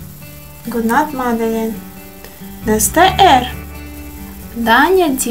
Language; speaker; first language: Swedish; non-native, fluent; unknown